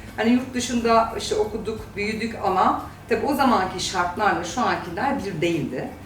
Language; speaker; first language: Turkish; early bilingual, heritage; Turkish